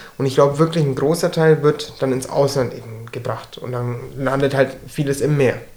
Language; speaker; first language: German; early bilingual, other home language; Turkish